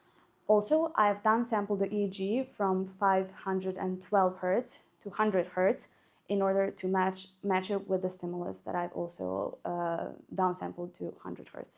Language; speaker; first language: English; non-native, fluent; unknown